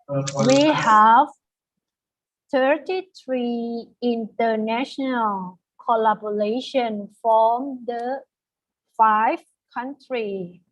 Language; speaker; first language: English; non-native, fluent; Thai